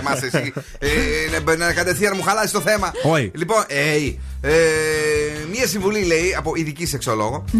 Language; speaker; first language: Greek; native; Greek